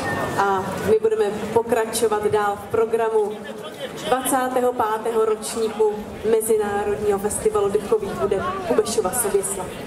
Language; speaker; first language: Czech; native; Czech